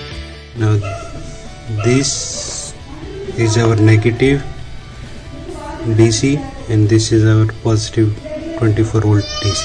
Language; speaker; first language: English; non-native, local second language; Hindi